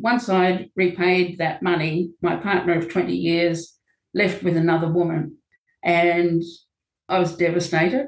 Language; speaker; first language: English; native; English